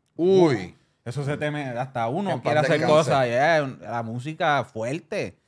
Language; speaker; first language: Spanish; early bilingual, heritage; Spanish